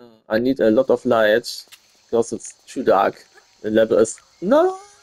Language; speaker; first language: English; non-native, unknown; German